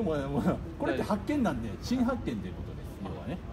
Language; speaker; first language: Japanese; native; Japanese